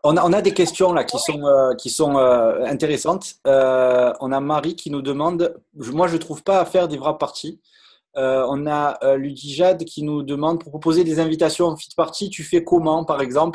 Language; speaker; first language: French; native; French